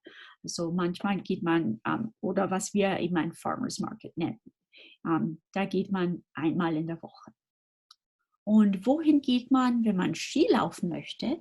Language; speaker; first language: German; non-native, fluent; English